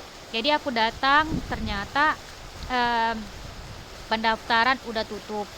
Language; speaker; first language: Indonesian; native; Indonesian